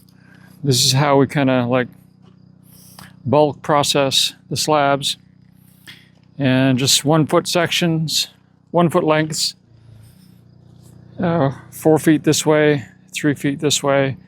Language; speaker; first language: English; native; English